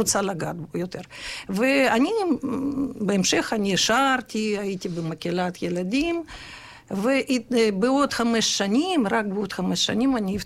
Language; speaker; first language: Hebrew; non-native, fluent; Ukrainian